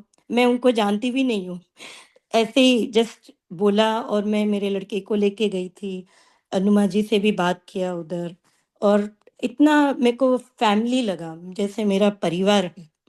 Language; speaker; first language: Hindi; non-native, local second language; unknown